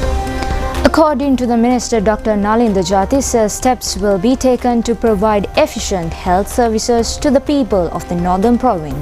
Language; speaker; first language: English; non-native, local second language; Sinhala